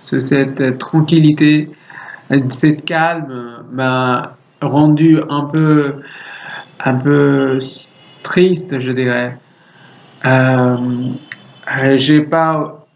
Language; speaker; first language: French; non-native, learner; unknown